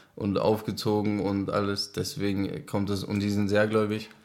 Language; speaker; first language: German; non-native, fluent; Czech